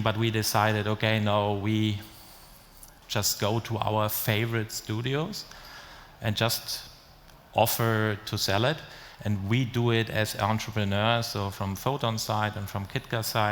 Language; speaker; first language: English; non-native, fluent; German